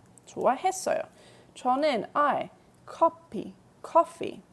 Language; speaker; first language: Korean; non-native, fluent; English